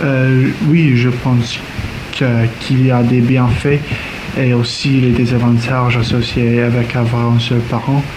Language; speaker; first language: French; non-native, learner; English